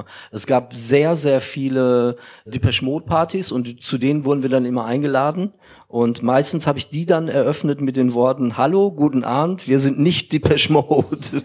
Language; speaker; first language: German; native; German